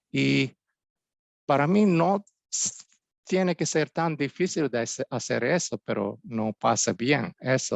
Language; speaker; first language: Spanish; non-native, fluent; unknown